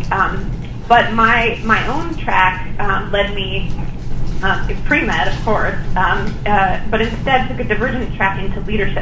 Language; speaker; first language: English; native; English